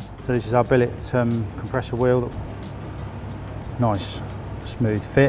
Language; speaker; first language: English; native; English